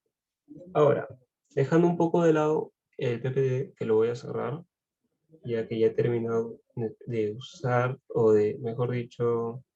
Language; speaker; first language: Spanish; native; Spanish